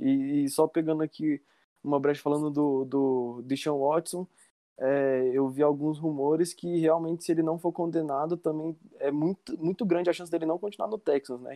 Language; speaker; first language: Portuguese; native; Portuguese